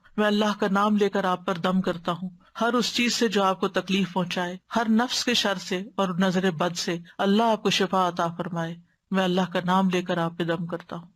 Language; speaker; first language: Urdu; native; Urdu